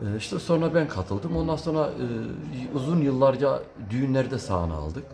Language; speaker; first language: Turkish; early bilingual, heritage; Turkish